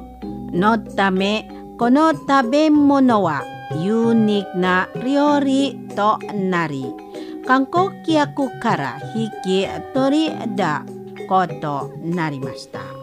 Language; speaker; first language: Japanese; non-native, fluent; Indonesian